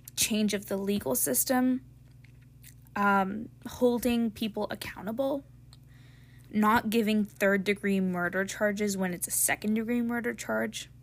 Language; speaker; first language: English; native; English